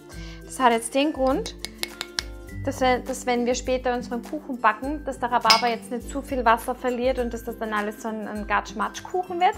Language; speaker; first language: German; native; German